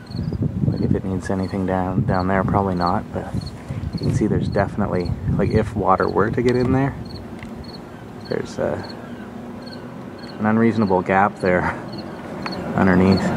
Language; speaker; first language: English; native; English